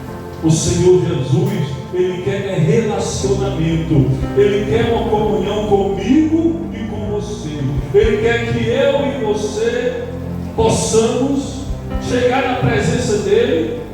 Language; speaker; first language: Portuguese; native; Portuguese